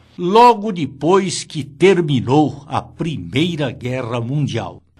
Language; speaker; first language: Portuguese; native; Portuguese